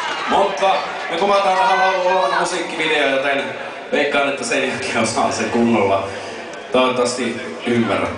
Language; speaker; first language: Finnish; native; Finnish